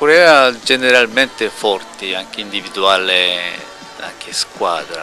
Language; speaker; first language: Italian; non-native, learner; Korean